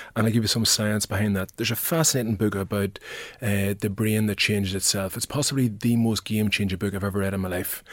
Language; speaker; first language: English; native; English